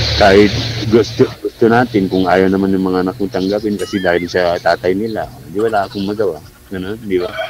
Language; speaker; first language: Filipino; non-native, local second language; Iloko